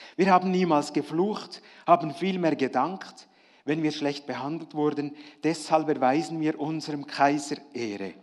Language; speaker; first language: German; native; German